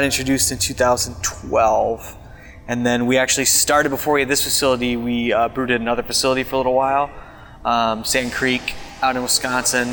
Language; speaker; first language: English; native; English